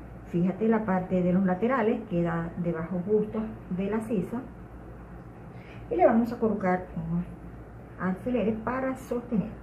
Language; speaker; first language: Spanish; native; Spanish